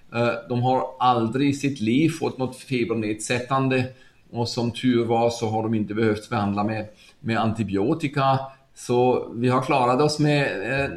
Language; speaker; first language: Swedish; non-native, fluent; German